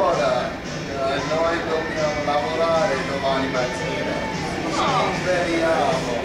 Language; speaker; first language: Italian; non-native, learner; English